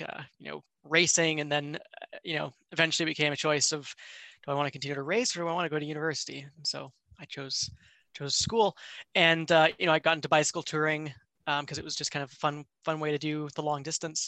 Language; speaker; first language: English; native; English